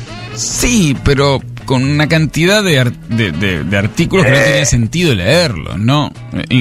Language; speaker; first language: Spanish; native; Spanish